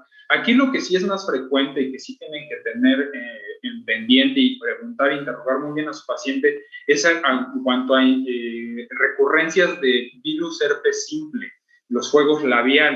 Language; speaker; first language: Spanish; native; Spanish